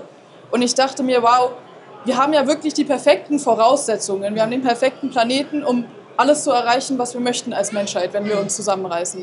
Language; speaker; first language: German; native; German